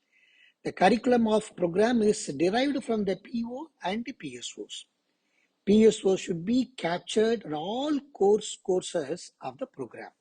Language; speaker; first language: English; non-native, local second language; Tamil